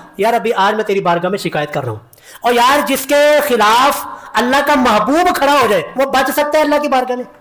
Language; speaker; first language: Urdu; non-native, local second language; Punjabi